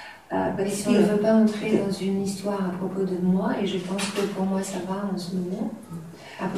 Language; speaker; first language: French; native; French